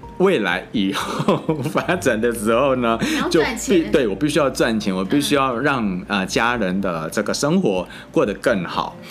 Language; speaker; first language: Chinese; non-native, fluent; Indonesian